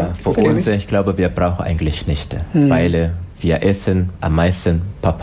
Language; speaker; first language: German; non-native, learner; Swahili